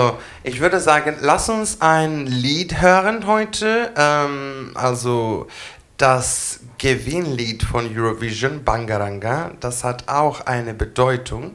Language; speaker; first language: German; non-native, fluent; Greek